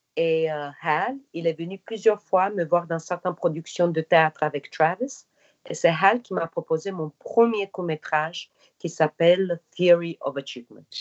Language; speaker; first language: French; non-native, fluent; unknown